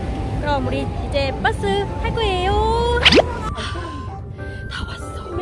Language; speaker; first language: Korean; non-native, learner; Vietnamese